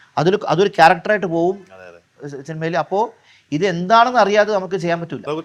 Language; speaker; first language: Malayalam; early bilingual, heritage; Malayalam